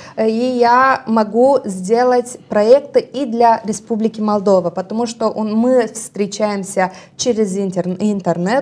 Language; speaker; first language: Russian; non-native, local second language; Romanian